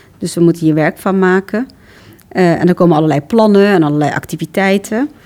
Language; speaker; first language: Dutch; early bilingual, other home language; Turkish